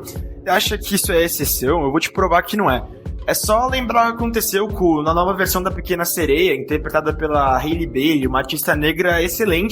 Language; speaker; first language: Portuguese; native; Portuguese